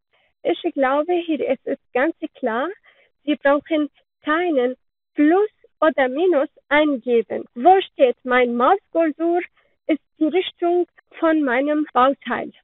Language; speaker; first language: German; non-native, learner; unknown